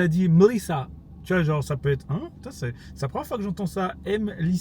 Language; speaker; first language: French; native; French